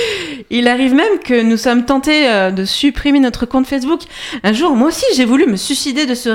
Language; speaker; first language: French; native; French